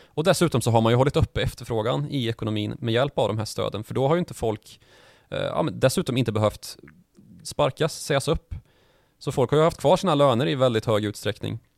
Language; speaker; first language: Swedish; native; Swedish